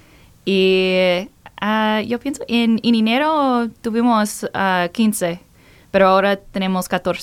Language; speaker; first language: Spanish; non-native, learner; English